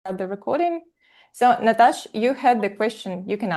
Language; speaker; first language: English; non-native, fluent; Russian